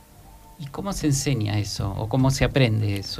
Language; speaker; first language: Spanish; native; Spanish